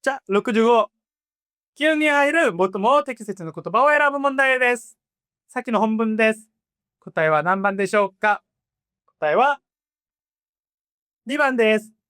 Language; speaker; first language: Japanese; non-native, fluent; Korean